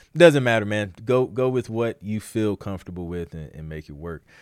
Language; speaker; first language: English; native; English